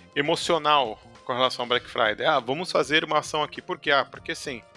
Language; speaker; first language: Portuguese; native; Portuguese